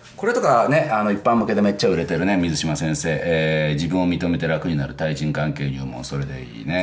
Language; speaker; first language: Japanese; native; Japanese